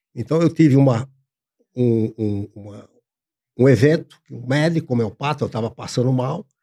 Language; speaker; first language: Portuguese; non-native, fluent; English